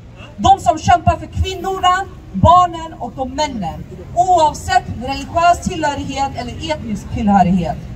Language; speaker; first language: Swedish; early bilingual, other home language; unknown